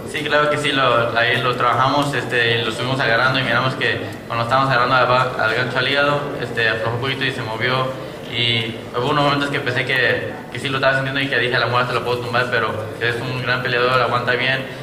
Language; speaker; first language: Spanish; native; Spanish